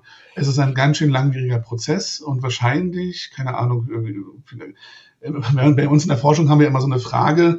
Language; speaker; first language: German; native; German